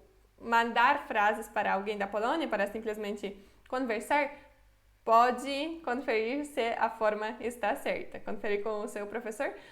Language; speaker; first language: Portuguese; non-native, fluent; Polish